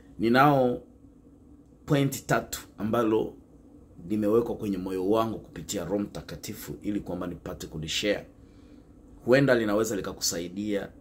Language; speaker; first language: Swahili; non-native, local second language; Nande